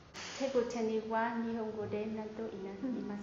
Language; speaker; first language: Japanese; non-native, learner; Vietnamese